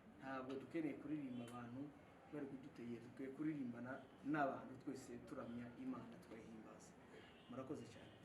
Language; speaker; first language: Kinyarwanda; native; Kinyarwanda